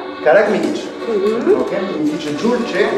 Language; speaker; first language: Armenian; non-native, learner; French